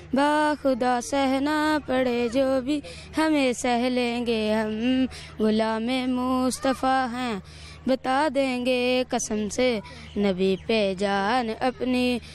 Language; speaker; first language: Urdu; native; Urdu